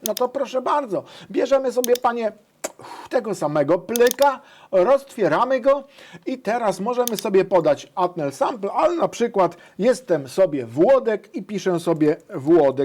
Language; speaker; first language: Polish; native; Polish